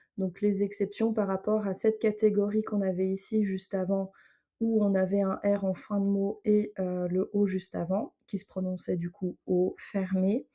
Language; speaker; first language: French; native; French